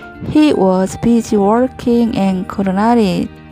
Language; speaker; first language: English; non-native, learner; Korean